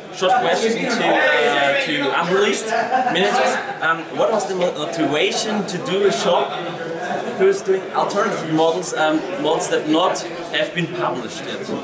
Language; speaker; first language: English; non-native, learner; German